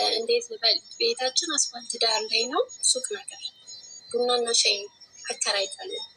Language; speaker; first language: Amharic; native; Amharic